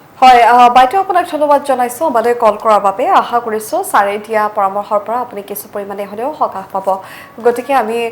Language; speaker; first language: Assamese; native; Assamese